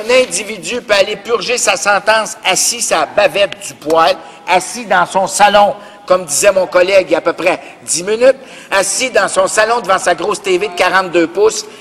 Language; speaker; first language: French; native; French